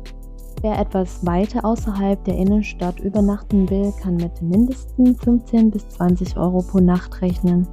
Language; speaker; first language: German; non-native, fluent; Vietnamese